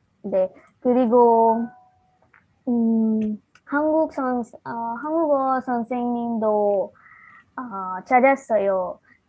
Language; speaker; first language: Korean; non-native, learner; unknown